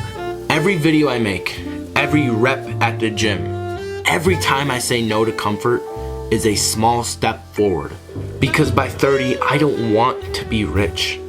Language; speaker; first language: English; native; English